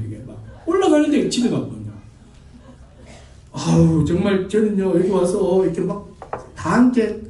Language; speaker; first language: Korean; native; Korean